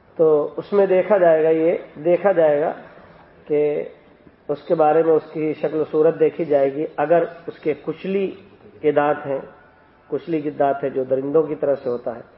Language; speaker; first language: Urdu; native; Urdu